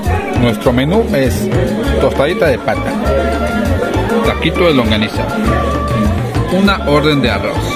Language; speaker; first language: Spanish; native; Spanish